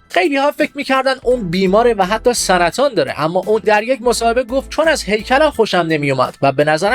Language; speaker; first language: Persian; native; Persian